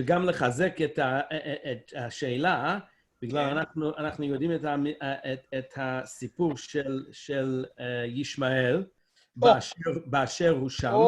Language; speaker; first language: Hebrew; non-native, learner; English